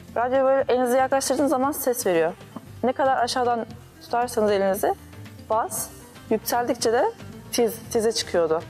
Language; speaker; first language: Turkish; early bilingual, heritage; Turkish